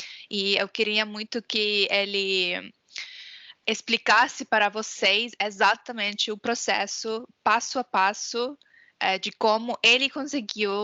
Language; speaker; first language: Portuguese; non-native, fluent; Estonian